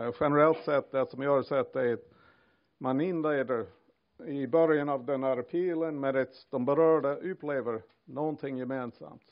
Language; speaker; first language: Swedish; non-native, fluent; English